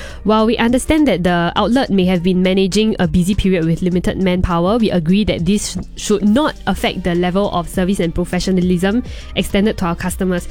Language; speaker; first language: English; non-native, local second language; Chinese